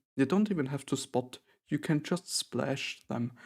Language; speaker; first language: English; non-native, fluent; German